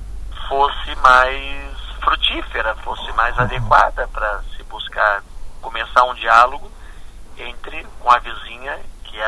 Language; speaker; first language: Portuguese; native; Portuguese